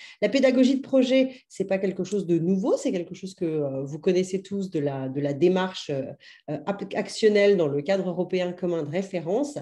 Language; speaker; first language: French; native; French